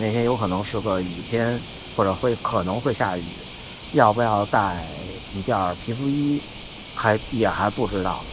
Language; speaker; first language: Chinese; native; Chinese